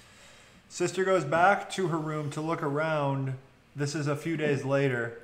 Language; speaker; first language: English; native; English